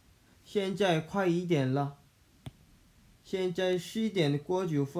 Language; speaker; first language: Chinese; non-native, learner; Korean